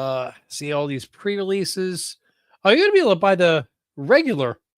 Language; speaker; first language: English; native; English